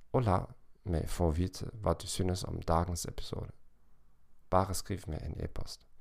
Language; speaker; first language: Norwegian; non-native, learner; German